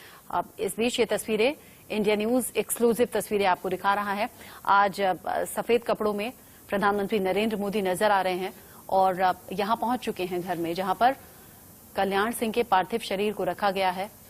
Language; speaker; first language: Hindi; native; Hindi